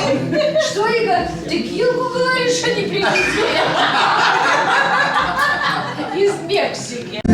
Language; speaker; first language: Russian; native; Russian